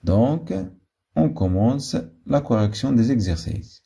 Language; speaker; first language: French; non-native, local second language; Arabic